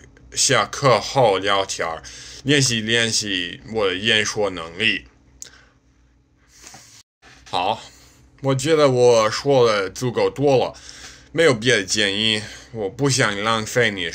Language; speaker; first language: Chinese; non-native, learner; English